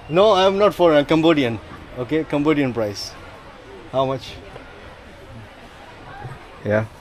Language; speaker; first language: English; non-native, fluent; Urdu